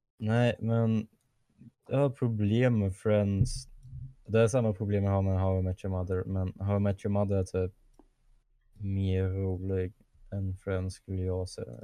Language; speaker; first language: Swedish; non-native, fluent; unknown